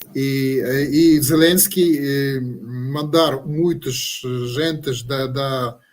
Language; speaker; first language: Portuguese; non-native, learner; Russian